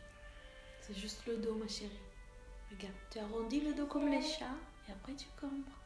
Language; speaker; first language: French; native; French